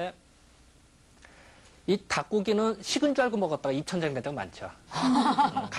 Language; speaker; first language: Korean; native; Korean